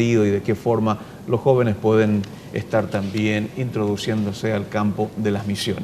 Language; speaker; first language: Spanish; native; Spanish